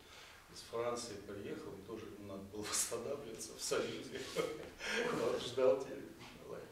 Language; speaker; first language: Russian; native; Russian